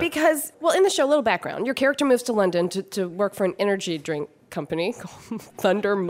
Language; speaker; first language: English; native; English